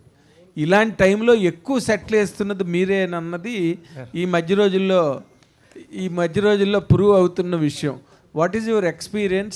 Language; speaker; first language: Telugu; native; Telugu